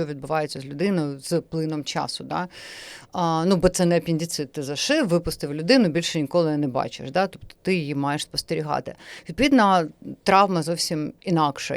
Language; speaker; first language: Ukrainian; native; Ukrainian